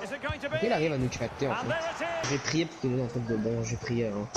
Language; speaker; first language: French; native; French